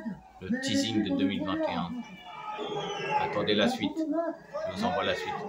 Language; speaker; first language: French; native; French